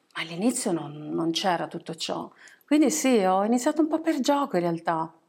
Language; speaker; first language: Italian; early bilingual, other home language; English